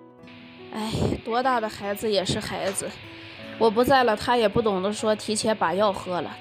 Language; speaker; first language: Chinese; native; Chinese